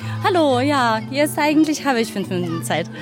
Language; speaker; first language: German; non-native, fluent; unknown